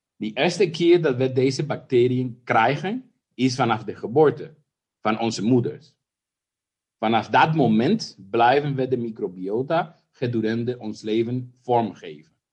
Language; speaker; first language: Dutch; non-native, fluent; Spanish